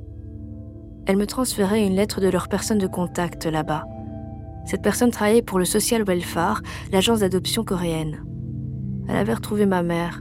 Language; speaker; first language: French; native; French